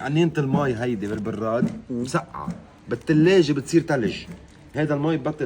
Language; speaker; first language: Arabic; native; Arabic